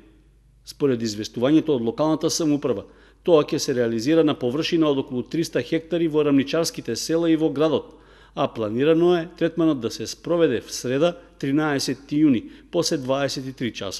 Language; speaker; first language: Macedonian; native; Macedonian